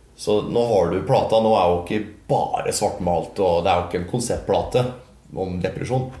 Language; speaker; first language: Norwegian; native; Norwegian